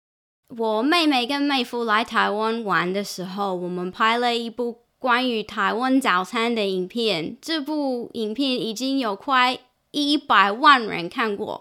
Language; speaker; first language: Chinese; non-native, fluent; English